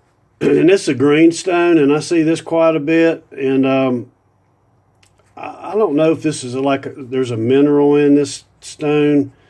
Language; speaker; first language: English; native; English